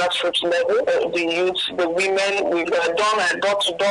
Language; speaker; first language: English; non-native, local second language; Ibibio